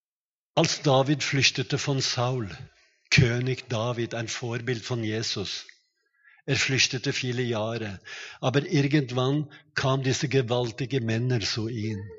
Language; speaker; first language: German; non-native, fluent; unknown